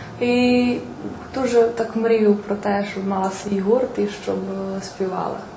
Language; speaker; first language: Ukrainian; non-native, local second language; Serbian